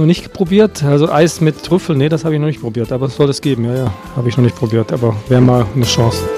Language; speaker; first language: German; native; German